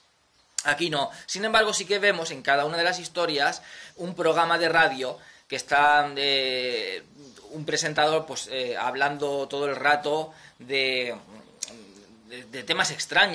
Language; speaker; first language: Spanish; native; Spanish